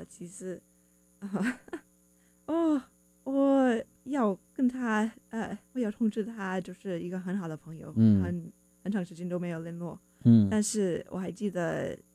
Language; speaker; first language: Chinese; non-native, fluent; English